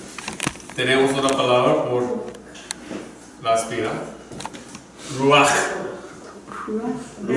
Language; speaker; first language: Spanish; non-native, learner; English